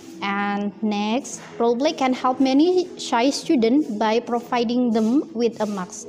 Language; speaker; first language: English; non-native, fluent; Indonesian